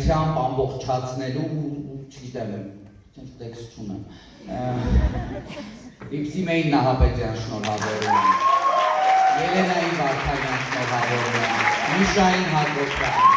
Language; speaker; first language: Armenian; native; Armenian